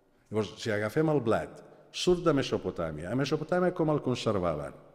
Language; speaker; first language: Catalan; non-native, fluent; Aramaic